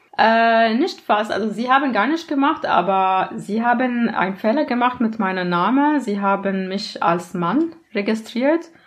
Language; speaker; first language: German; non-native, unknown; Arabic